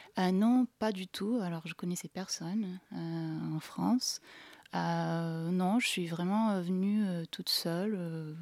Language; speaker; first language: French; non-native, fluent; Portuguese